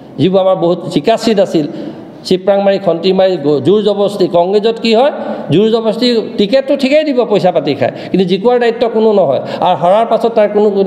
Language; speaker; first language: Assamese; non-native, local second language; Mising